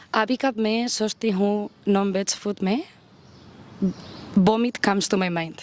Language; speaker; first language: Hindi; non-native, learner; Spanish